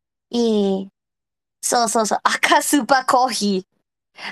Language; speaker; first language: Japanese; non-native, learner; Indonesian